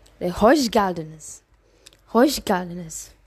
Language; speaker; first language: Turkish; non-native, learner; Indonesian